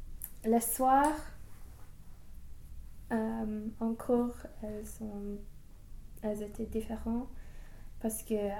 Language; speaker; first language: French; non-native, learner; English